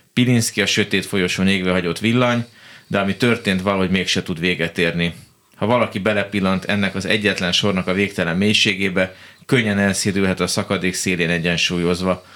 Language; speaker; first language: Hungarian; native; Hungarian